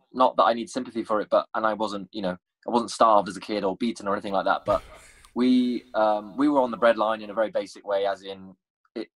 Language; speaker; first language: English; native; English